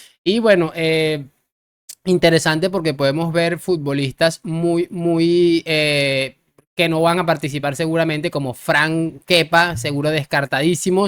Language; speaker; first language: Spanish; native; Spanish